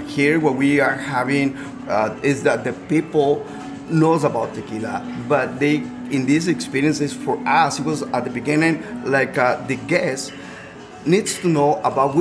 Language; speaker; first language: English; non-native, fluent; Spanish